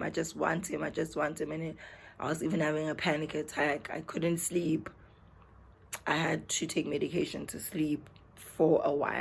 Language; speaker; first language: English; non-native, local second language; Zulu